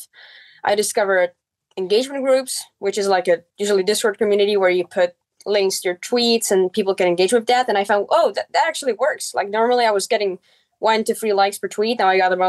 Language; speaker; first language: English; non-native, fluent; Czech